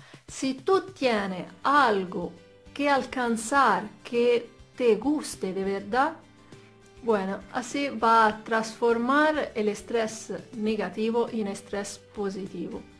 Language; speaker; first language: Spanish; non-native, fluent; Italian